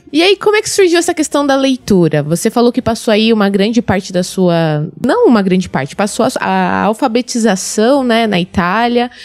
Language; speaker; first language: Portuguese; native; Portuguese